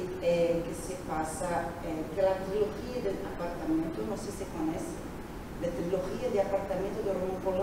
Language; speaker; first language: Spanish; non-native, learner; Portuguese